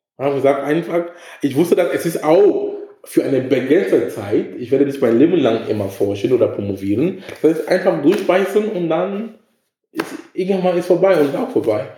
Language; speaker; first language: German; non-native, fluent; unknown